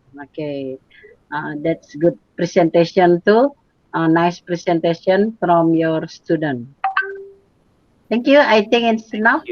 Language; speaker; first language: English; non-native, fluent; Indonesian